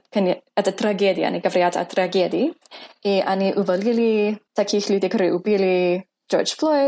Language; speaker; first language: Russian; non-native, fluent; English